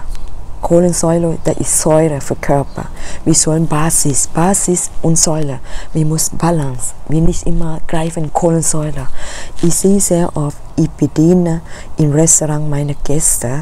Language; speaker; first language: German; non-native, learner; Thai